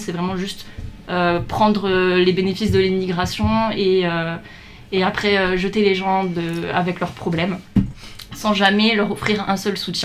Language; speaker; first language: French; native; French